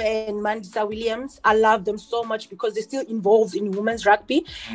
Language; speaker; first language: English; non-native, local second language; Xhosa